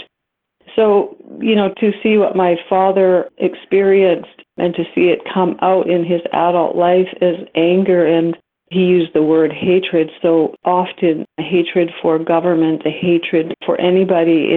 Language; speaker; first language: English; native; English